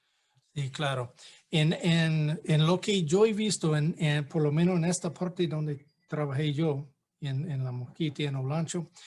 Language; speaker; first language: Spanish; non-native, fluent; English